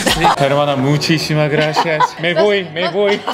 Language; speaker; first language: Spanish; non-native, learner; Korean